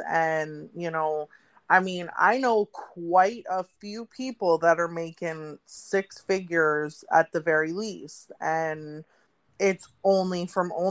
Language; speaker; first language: English; native; English